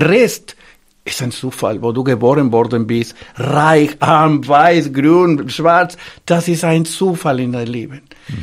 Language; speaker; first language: German; non-native, fluent; Spanish